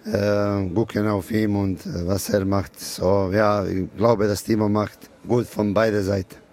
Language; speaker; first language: German; non-native, learner; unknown